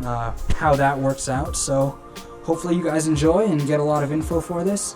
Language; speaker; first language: English; native; English